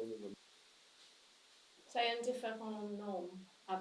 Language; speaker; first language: French; non-native, learner; English